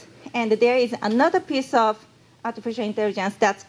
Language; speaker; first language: English; non-native, fluent; Japanese